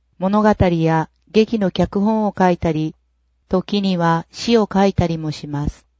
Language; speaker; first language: Japanese; native; Japanese